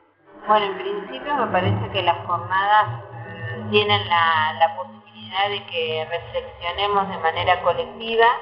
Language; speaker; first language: Spanish; native; Spanish